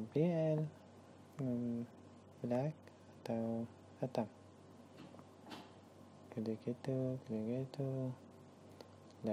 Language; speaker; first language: Indonesian; non-native, learner; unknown